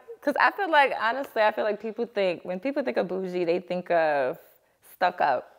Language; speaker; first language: English; native; English